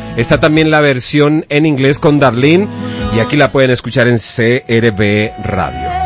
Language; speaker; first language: Spanish; native; Spanish